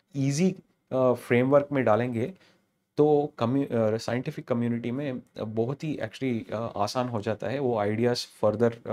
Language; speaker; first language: Hindi; non-native, local second language; Telugu